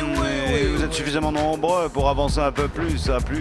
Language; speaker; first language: French; native; French